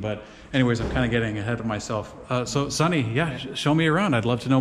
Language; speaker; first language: English; native; English